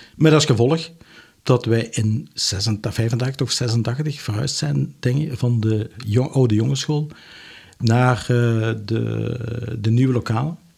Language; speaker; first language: Dutch; native; Dutch